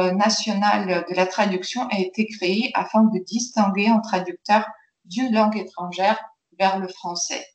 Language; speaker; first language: French; non-native, fluent; Ukrainian